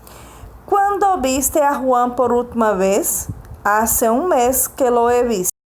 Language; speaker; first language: Spanish; non-native, fluent; Portuguese